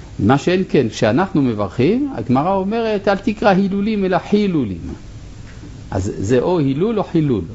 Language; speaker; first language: Hebrew; non-native, fluent; French